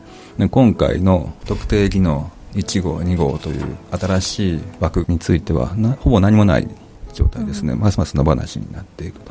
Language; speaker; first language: Japanese; native; Japanese